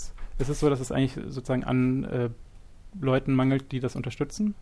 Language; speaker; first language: German; native; German